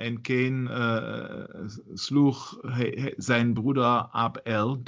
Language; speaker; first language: Dutch; non-native, fluent; German